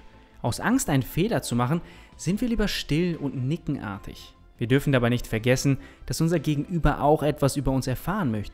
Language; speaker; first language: German; native; German